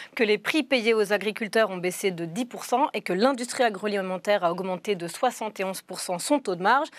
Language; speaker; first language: French; native; French